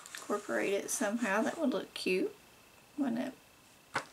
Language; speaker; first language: English; native; English